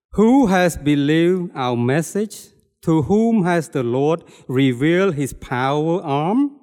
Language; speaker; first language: English; non-native, fluent; Khmer